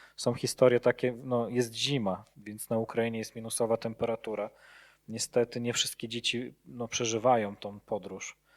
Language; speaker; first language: Polish; native; Polish